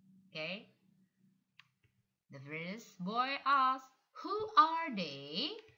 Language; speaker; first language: English; non-native, fluent; Indonesian